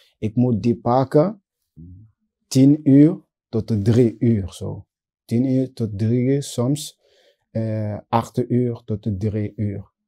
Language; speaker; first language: Dutch; non-native, learner; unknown